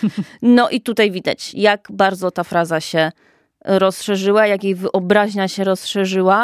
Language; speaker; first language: Polish; native; Polish